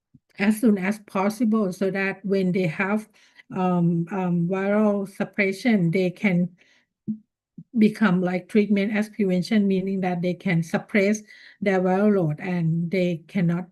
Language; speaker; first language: English; non-native, fluent; Thai